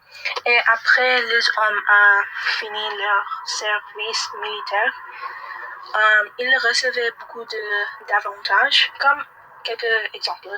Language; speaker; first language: French; non-native, learner; English